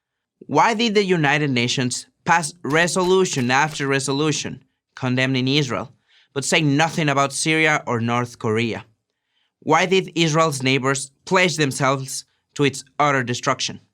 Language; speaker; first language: English; non-native, fluent; Spanish